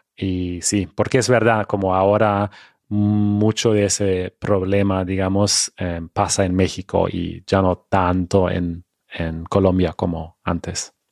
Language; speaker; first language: Spanish; non-native, fluent; German